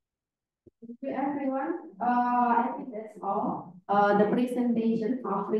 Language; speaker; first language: English; non-native, fluent; Indonesian